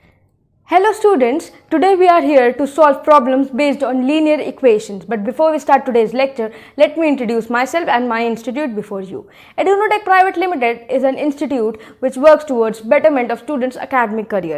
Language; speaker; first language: English; non-native, local second language; Hindi